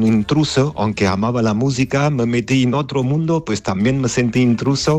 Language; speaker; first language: Spanish; non-native, fluent; Armenian